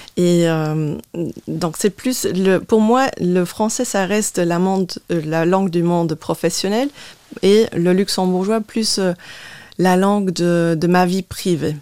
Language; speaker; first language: French; non-native, local second language; Luxembourgish